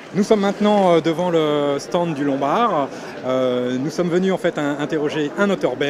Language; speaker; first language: French; native; French